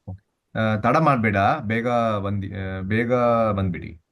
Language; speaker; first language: Kannada; non-native, learner; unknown